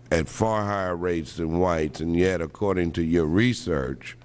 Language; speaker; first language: English; native; English